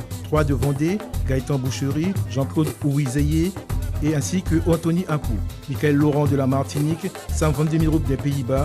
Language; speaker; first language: French; native; French